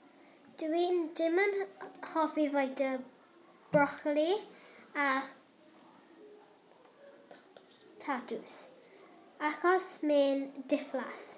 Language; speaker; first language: Welsh; non-native, local second language; English